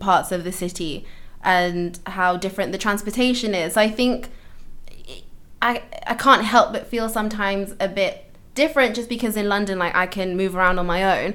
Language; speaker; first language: English; native; English